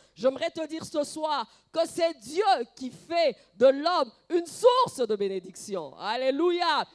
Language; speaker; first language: French; non-native, local second language; Lingala